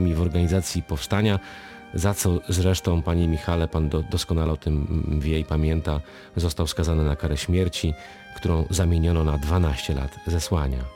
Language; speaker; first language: Polish; native; Polish